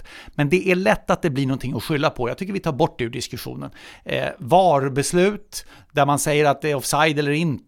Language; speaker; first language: Swedish; native; Swedish